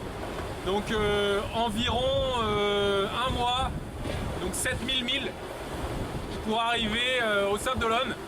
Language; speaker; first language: French; native; French